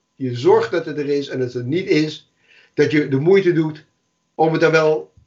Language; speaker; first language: Dutch; non-native, fluent; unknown